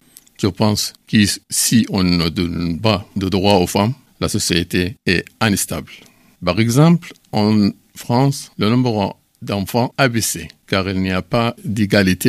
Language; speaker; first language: French; non-native, learner; Arabic